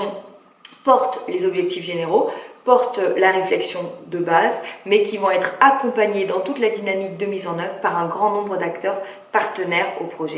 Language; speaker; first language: French; native; French